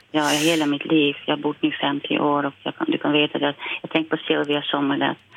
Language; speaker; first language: Swedish; non-native, fluent; Dutch